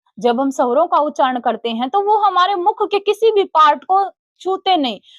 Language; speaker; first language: Hindi; native; Hindi